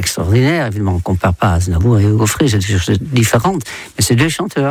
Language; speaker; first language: French; non-native, fluent; Dutch